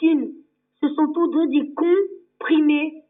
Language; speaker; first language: French; native; French